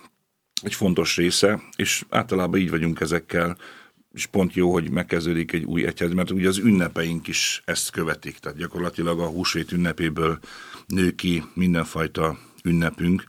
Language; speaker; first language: Hungarian; native; Hungarian